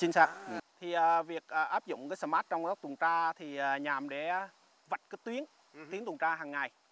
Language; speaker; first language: Vietnamese; native; Vietnamese